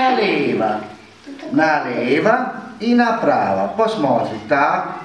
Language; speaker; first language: Russian; non-native, learner; Italian